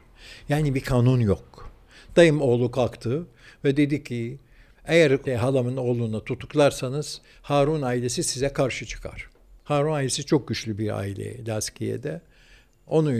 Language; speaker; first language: Turkish; early bilingual, heritage; Turkish